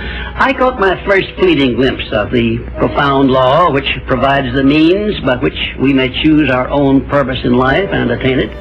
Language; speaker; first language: English; native; English